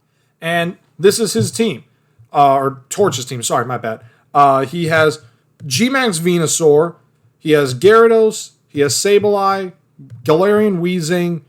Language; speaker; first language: English; native; English